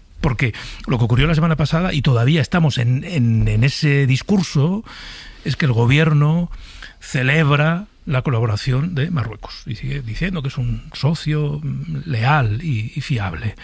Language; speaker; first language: Spanish; native; Spanish